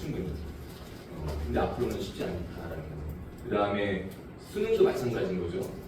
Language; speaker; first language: Korean; native; Korean